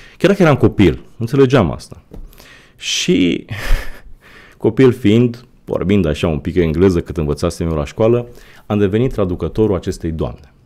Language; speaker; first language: Romanian; native; Romanian